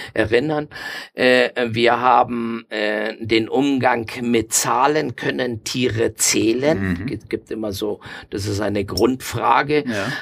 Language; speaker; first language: German; non-native, fluent; Spanish